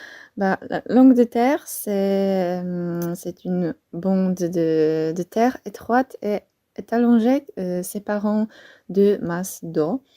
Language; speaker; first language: French; non-native, fluent; Polish